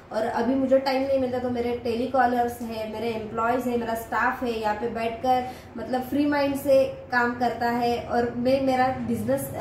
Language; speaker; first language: Hindi; non-native, local second language; Marathi